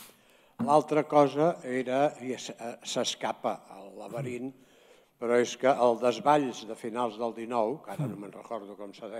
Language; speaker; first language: Catalan; native; Catalan